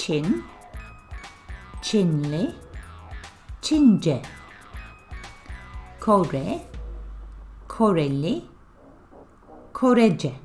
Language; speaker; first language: Turkish; non-native, fluent; English